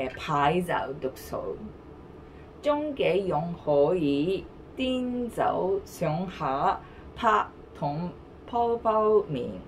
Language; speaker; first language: Chinese; non-native, learner; Japanese